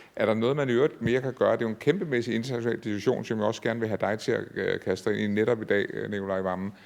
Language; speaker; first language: Danish; native; Danish